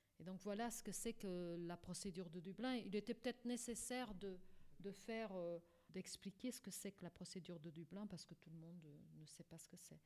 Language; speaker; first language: French; non-native, fluent; Portuguese